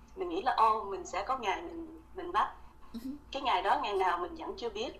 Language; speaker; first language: Vietnamese; early bilingual, heritage; Vietnamese